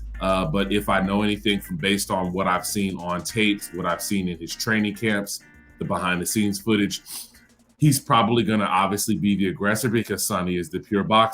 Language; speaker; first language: English; native; English